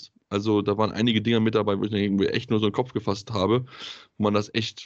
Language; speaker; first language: German; native; German